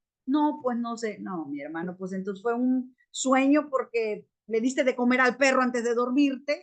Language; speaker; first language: Spanish; native; Spanish